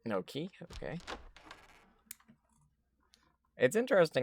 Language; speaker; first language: English; native; English